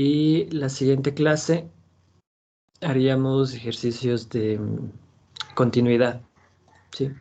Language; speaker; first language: Spanish; native; Spanish